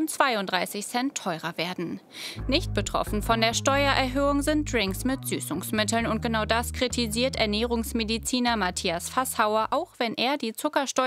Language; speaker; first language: German; native; German